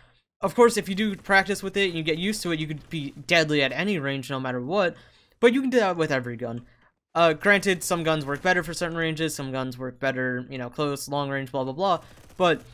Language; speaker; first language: English; native; English